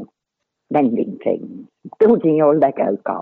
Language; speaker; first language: English; native; English